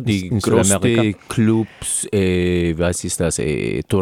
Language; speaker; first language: German; non-native, fluent; Spanish